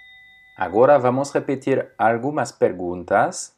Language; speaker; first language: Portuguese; non-native, fluent; French